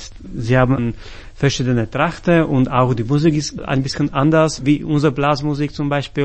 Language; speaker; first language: German; non-native, fluent; Slovak